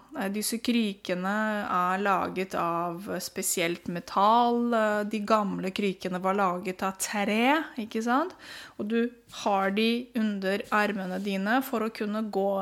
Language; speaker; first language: Norwegian; non-native, fluent; Romanian